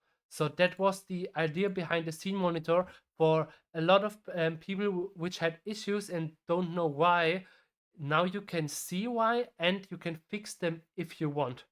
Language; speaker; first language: English; non-native, fluent; German